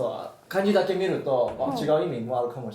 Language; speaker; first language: Japanese; non-native, fluent; Chinese